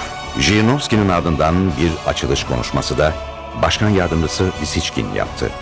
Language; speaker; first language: Turkish; native; Turkish